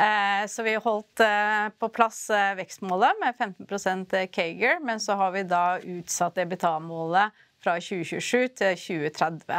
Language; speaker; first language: Norwegian; native; Norwegian